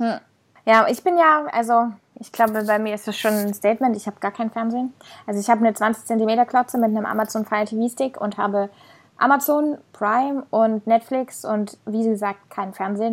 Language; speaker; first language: German; native; German